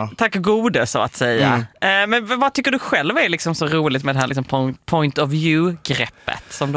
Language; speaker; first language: Swedish; native; Swedish